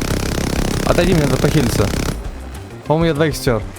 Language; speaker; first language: Russian; native; Russian